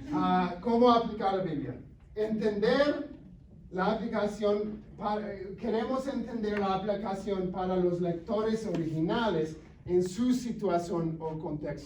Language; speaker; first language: Spanish; non-native, fluent; English